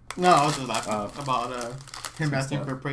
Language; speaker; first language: English; native; English